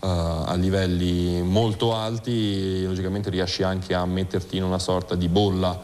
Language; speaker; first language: Italian; native; Italian